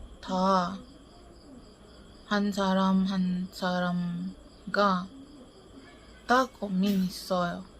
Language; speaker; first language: Korean; non-native, learner; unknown